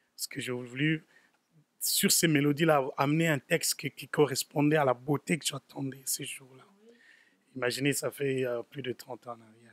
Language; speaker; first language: French; non-native, local second language; Lingala